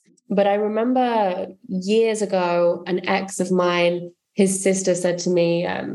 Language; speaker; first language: English; native; English